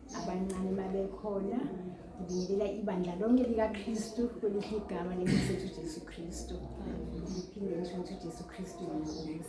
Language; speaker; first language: Zulu; native; Zulu